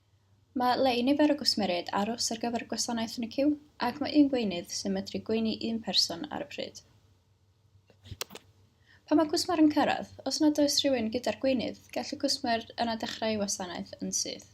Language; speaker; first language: Welsh; native; Welsh